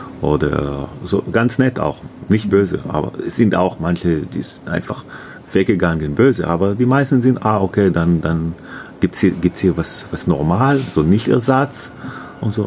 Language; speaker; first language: German; non-native, learner; Hebrew